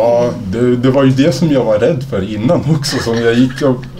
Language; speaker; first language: Swedish; native; Swedish